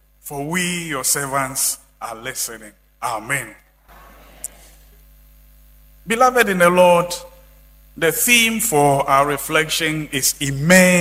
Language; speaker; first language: English; non-native, local second language; Akan